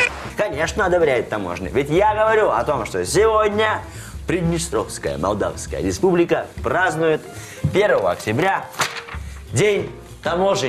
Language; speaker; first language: Russian; native; Russian